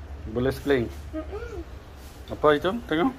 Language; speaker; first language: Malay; non-native, learner; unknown